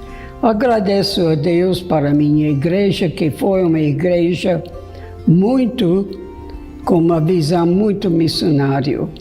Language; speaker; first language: Portuguese; non-native, fluent; English